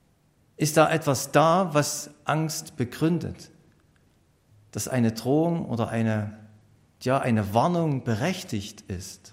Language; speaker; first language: German; native; German